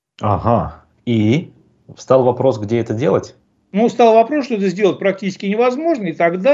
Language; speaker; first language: Russian; native; Russian